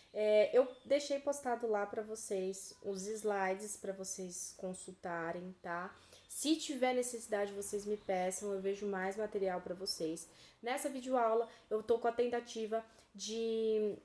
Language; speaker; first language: Portuguese; native; Portuguese